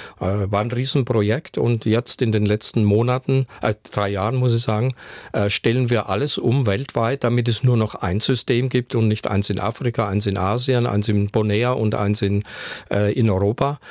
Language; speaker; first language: German; native; German